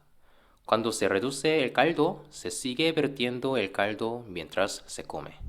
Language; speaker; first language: Spanish; non-native, fluent; Korean